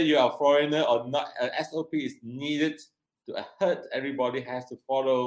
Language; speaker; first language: English; non-native, local second language; Cantonese